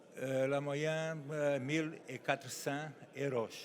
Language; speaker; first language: French; non-native, learner; Portuguese